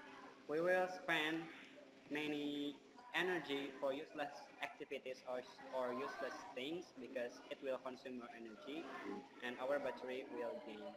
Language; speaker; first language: English; non-native, learner; Indonesian